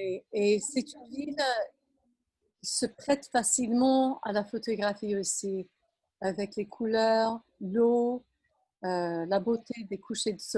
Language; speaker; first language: French; non-native, fluent; English